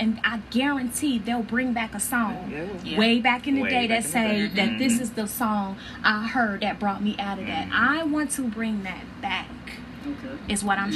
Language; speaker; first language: English; native; English